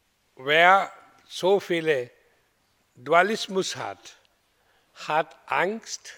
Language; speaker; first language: German; non-native, learner; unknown